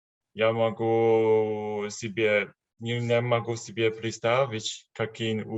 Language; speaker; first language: Russian; non-native, learner; Chinese